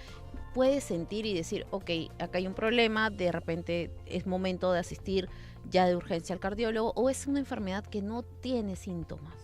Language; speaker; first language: Spanish; native; Spanish